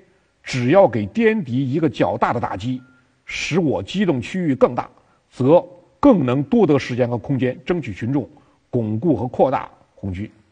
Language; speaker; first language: Chinese; native; Chinese